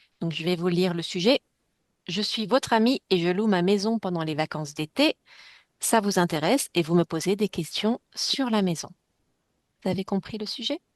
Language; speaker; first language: French; native; French